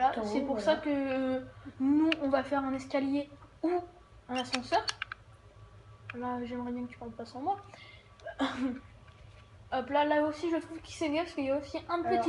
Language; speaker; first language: French; native; French